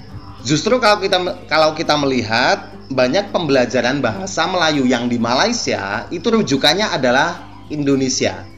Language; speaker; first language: Indonesian; native; Indonesian